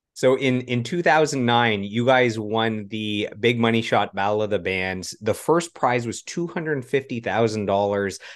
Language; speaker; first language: English; native; English